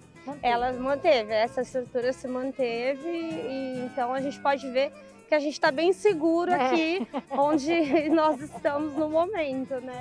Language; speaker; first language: Portuguese; native; Portuguese